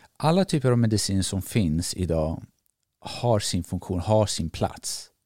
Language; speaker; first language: Swedish; early bilingual, other home language; Greek